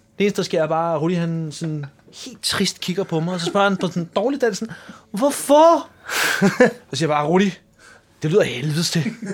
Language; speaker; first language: Danish; early bilingual, other home language; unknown